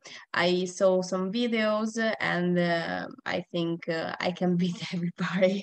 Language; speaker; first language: English; non-native, learner; Italian